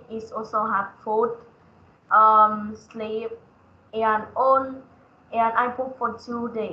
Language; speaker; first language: English; non-native, learner; Vietnamese